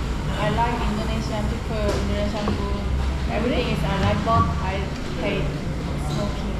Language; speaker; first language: English; non-native, learner; Korean